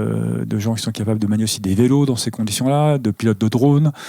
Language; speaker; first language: French; native; French